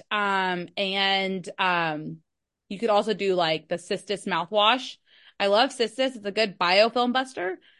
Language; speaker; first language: English; native; English